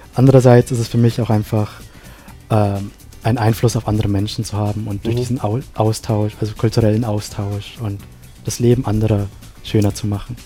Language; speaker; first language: German; non-native, fluent; Sinhala